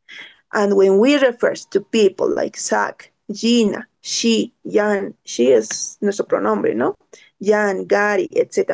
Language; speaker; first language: English; non-native, learner; Spanish